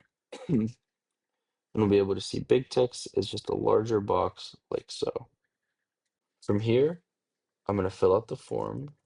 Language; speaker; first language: English; native; English